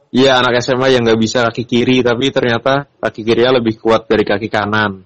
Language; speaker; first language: Indonesian; native; Indonesian